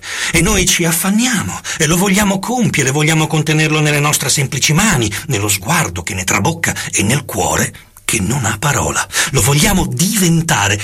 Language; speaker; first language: Italian; native; Italian